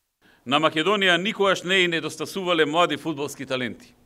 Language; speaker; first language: Macedonian; native; Macedonian